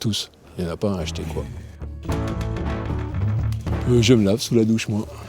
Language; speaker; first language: French; native; French